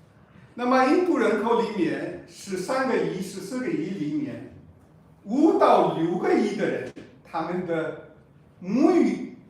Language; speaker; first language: Chinese; non-native, fluent; English